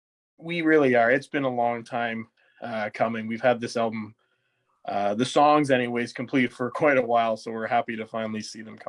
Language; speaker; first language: English; native; English